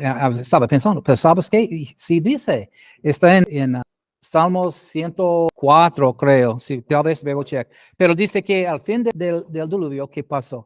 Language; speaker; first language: Spanish; non-native, fluent; English